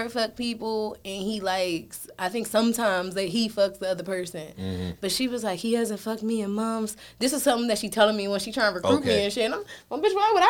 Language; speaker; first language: English; native; English